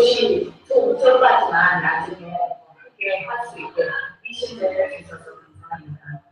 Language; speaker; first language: Korean; non-native, learner; Vietnamese